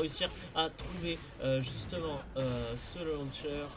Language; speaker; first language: French; native; French